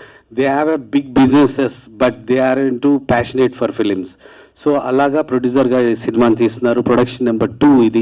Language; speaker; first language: Telugu; native; Telugu